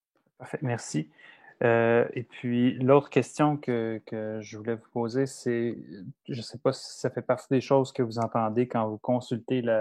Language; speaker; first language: French; native; French